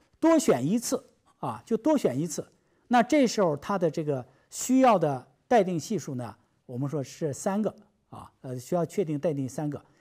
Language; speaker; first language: Chinese; native; Chinese